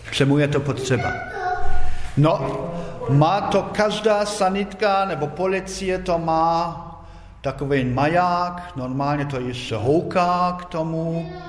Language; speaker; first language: Czech; non-native, fluent; German